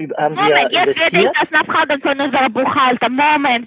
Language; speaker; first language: German; non-native, learner; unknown